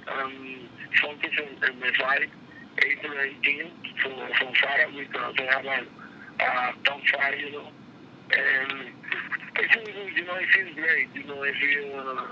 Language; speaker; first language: English; non-native, learner; Spanish